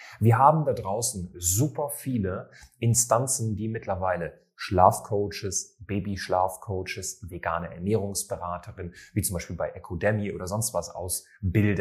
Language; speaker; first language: German; native; German